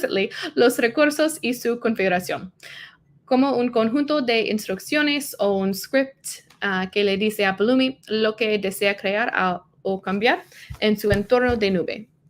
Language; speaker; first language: Spanish; non-native, learner; English